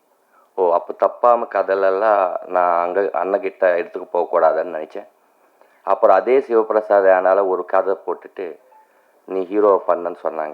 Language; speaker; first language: Tamil; non-native, local second language; Telugu